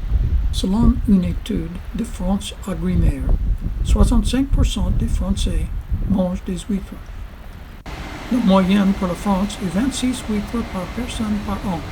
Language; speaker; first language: French; non-native, fluent; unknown